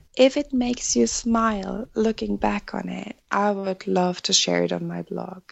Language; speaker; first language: English; non-native, fluent; German